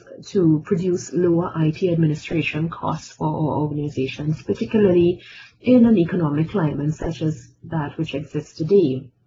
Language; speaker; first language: English; native; English